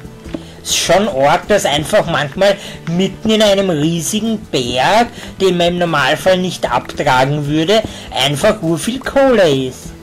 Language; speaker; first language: German; native; German